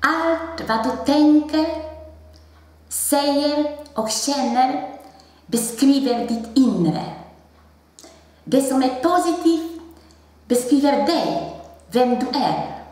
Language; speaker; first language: Swedish; non-native, fluent; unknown